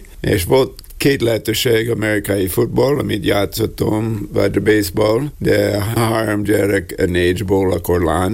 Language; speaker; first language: Hungarian; non-native, learner; English